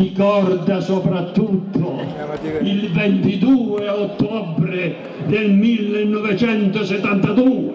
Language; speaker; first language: Italian; native; Italian